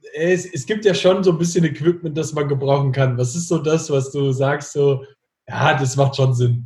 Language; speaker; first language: German; native; German